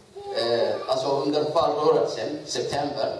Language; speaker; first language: Swedish; non-native, learner; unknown